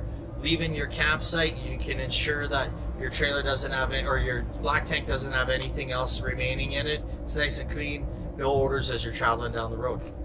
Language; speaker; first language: English; native; English